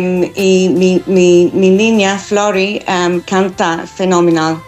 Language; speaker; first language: Spanish; non-native, fluent; English